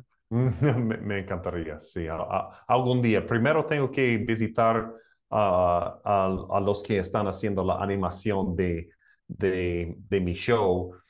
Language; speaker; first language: Spanish; non-native, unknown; English